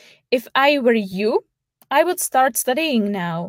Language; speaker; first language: English; non-native, fluent; Czech